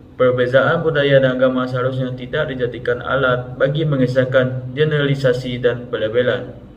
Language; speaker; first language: Malay; non-native, local second language; Iban